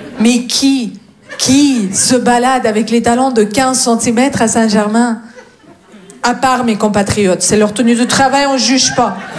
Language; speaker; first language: French; non-native, fluent; Russian